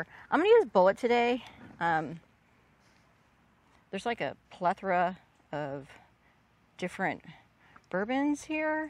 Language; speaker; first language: English; native; English